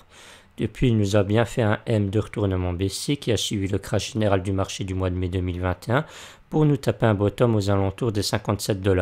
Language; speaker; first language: French; native; French